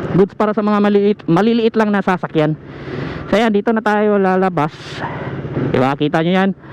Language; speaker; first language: Filipino; non-native, local second language; Cebuano